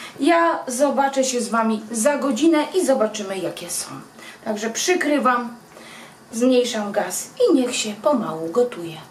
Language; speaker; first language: Polish; native; Polish